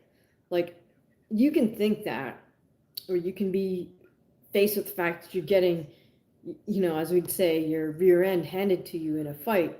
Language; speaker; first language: English; native; English